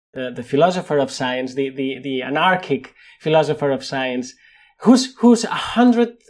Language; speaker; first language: English; non-native, fluent; Spanish